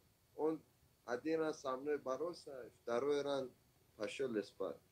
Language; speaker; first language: Russian; non-native, learner; Persian